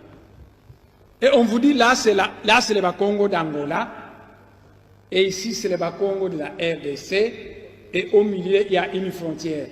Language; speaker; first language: French; non-native, local second language; Kongo